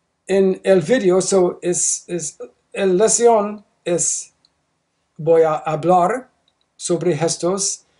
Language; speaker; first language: Spanish; non-native, learner; English